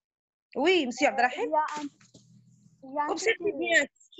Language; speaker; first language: French; non-native, local second language; Arabic